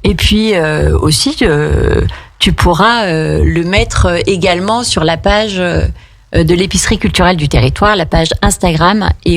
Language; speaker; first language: French; native; French